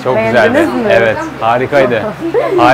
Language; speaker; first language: Turkish; native; Turkish